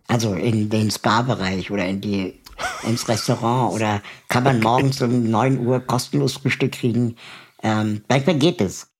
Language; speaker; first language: German; native; German